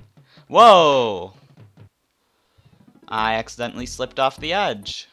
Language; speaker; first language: English; native; English